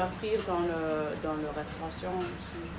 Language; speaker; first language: French; non-native, fluent; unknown